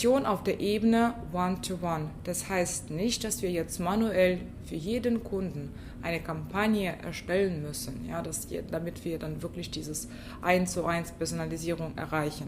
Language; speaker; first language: German; non-native, fluent; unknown